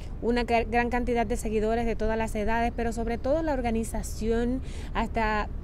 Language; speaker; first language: Spanish; native; Spanish